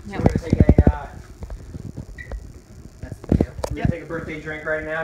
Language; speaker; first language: English; native; English